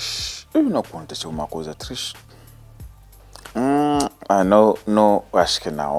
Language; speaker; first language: Portuguese; non-native, learner; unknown